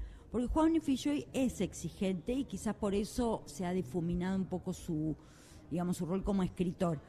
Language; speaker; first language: Spanish; native; Spanish